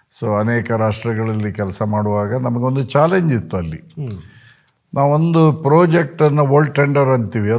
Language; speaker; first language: Kannada; non-native, local second language; Konkani